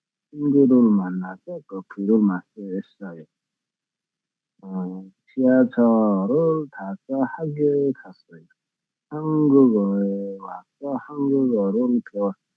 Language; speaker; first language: Korean; non-native, learner; Nepali